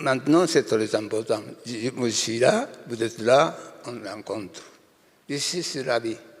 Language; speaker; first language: French; non-native, learner; Japanese